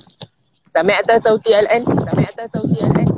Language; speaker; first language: Arabic; non-native, learner; Indonesian